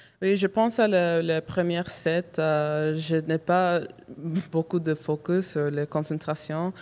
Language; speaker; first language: French; non-native, local second language; English